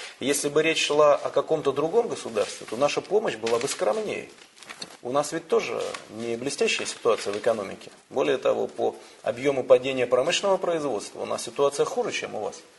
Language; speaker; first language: Russian; native; Russian